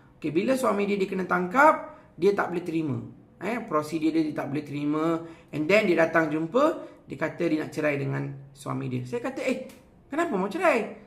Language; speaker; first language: Malay; non-native, local second language; Tamil